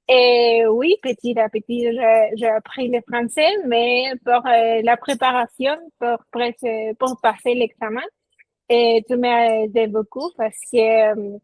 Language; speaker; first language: French; non-native, fluent; Spanish